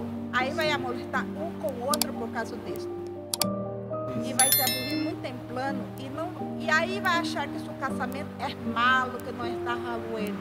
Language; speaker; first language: Spanish; non-native, learner; Portuguese